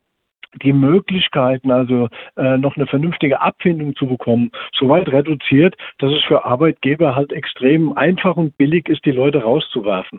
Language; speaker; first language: German; native; German